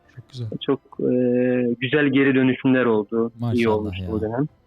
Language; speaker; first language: Turkish; native; Turkish